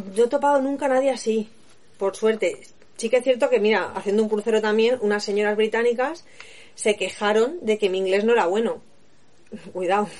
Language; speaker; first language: Spanish; native; Spanish